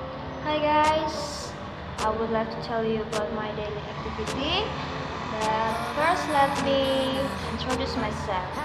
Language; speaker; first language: English; non-native, learner; Indonesian